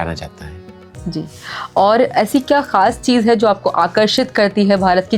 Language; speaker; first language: Hindi; native; Hindi